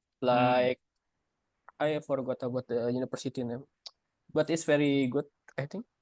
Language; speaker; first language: English; non-native, learner; Indonesian